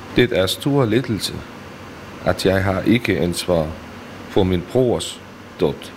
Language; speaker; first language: Danish; non-native, learner; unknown